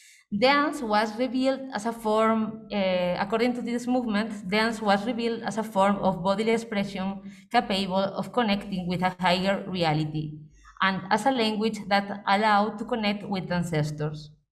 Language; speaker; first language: English; non-native, fluent; Spanish